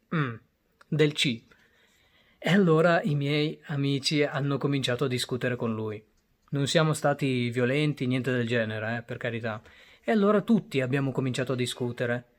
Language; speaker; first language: Italian; early bilingual, other home language; Bangla